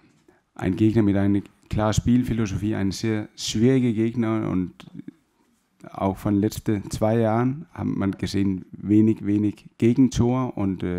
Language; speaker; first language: German; non-native, fluent; Danish